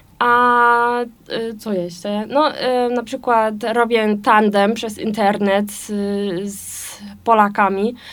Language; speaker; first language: Polish; non-native, learner; German